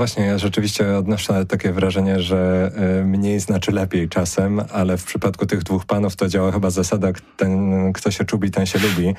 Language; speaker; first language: Polish; native; Polish